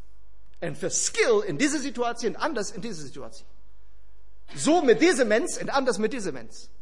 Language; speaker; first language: German; non-native, learner; Dutch